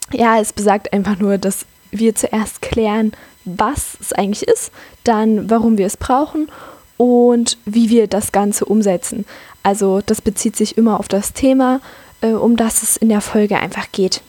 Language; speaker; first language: German; native; German